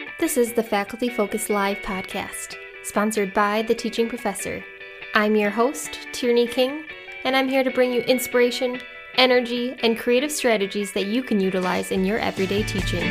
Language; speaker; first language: English; native; English